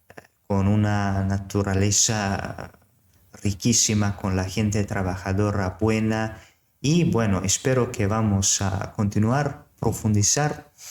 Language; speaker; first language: Spanish; non-native, fluent; Serbian